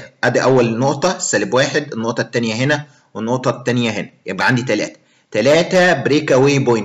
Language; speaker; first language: Arabic; native; Arabic